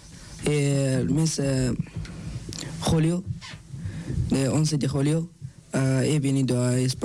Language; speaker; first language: Spanish; non-native, learner; Arabic